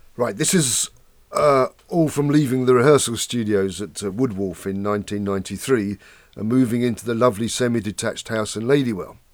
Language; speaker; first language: English; native; English